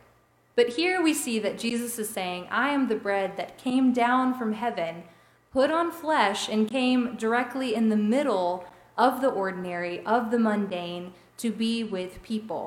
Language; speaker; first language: English; native; English